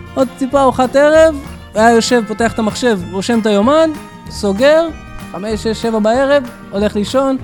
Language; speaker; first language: Hebrew; early bilingual, other home language; English